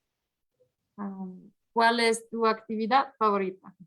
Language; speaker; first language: Spanish; early bilingual, heritage; English